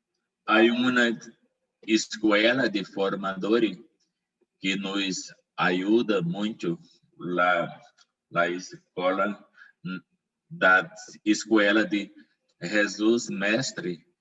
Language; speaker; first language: Portuguese; non-native, learner; Spanish